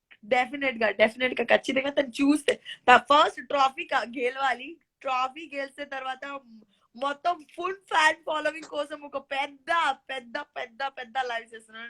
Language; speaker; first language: Telugu; non-native, learner; Gujarati